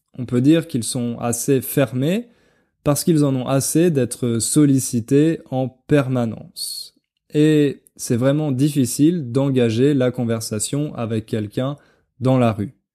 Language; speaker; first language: French; native; French